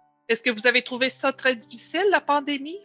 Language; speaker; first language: French; native; French